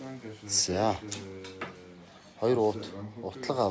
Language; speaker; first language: Chinese; non-native, fluent; Mongolian